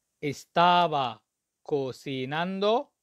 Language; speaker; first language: Spanish; non-native, fluent; Arabic